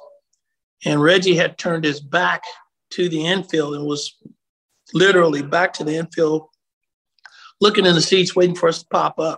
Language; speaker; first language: English; native; English